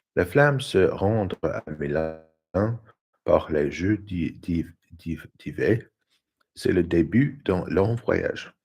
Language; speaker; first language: French; non-native, learner; English